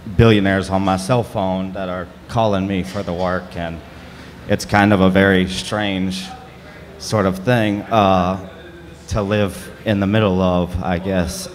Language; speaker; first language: English; native; English